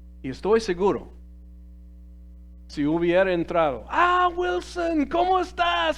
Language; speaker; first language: Spanish; non-native, fluent; English